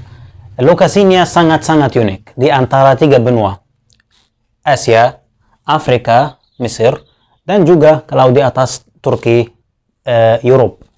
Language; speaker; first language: Indonesian; non-native, fluent; Arabic